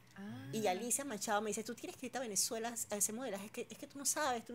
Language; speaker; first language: Spanish; native; Spanish